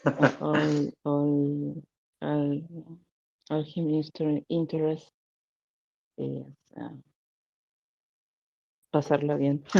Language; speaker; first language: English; non-native, learner; Spanish